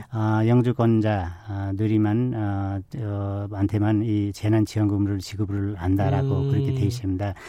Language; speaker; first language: Korean; non-native, fluent; Nepali